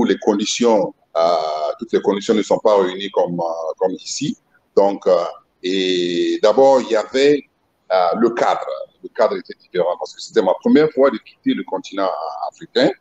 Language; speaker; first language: French; non-native, local second language; Mossi